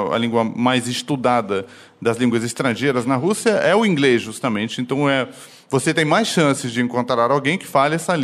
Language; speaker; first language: Portuguese; non-native, fluent; Russian